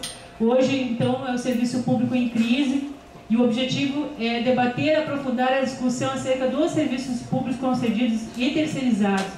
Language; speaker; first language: Portuguese; native; Portuguese